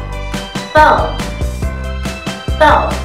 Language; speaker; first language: English; non-native, learner; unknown